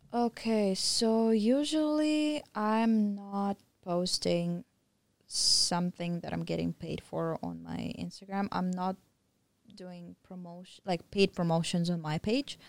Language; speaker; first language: English; non-native, fluent; Russian